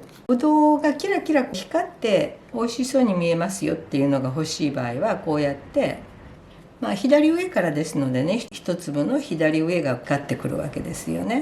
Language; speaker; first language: Japanese; native; Japanese